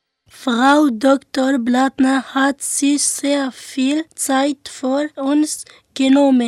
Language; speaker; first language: German; non-native, learner; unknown